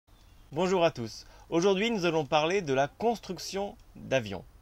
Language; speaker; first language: French; native; French